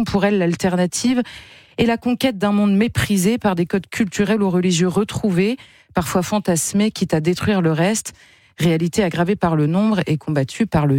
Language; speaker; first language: French; native; French